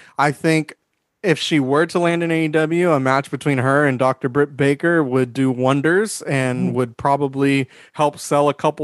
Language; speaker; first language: English; native; English